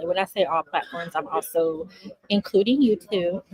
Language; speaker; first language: English; native; English